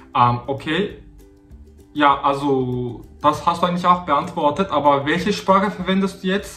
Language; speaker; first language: German; non-native, fluent; Turkish